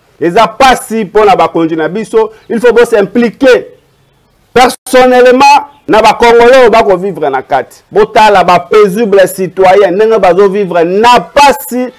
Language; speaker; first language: Lingala; native; Lingala